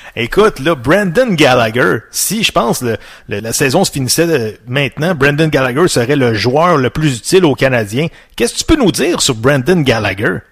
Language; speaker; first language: French; native; French